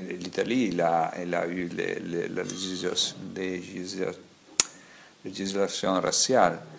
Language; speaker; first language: French; non-native, fluent; Italian